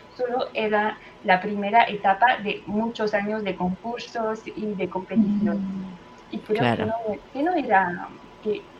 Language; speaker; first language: Spanish; non-native, fluent; French